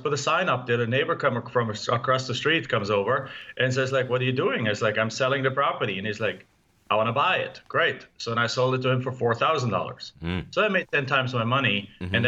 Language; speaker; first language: English; non-native, fluent; German